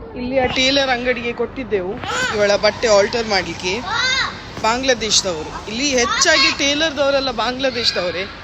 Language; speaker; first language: Kannada; non-native, local second language; Tulu